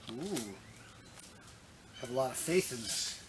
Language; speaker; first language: English; native; English